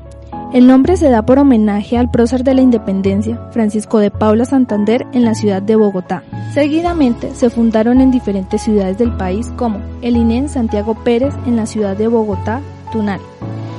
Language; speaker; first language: Spanish; native; Spanish